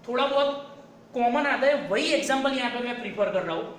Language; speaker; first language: Hindi; non-native, local second language; Gujarati